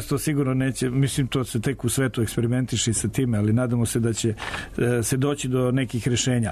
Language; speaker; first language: Serbian; native; Serbian